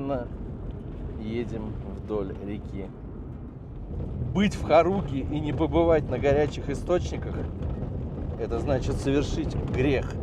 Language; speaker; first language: Russian; native; Russian